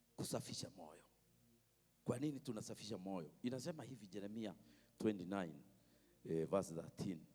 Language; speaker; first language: Swahili; non-native, local second language; Kikuyu